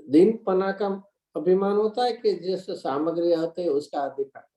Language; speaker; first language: Hindi; non-native, local second language; Gujarati